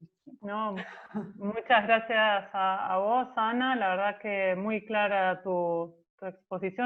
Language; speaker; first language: Spanish; native; Spanish